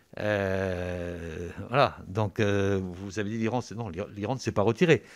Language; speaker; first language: French; native; French